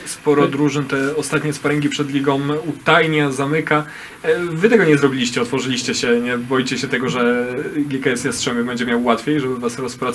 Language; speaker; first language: Polish; native; Polish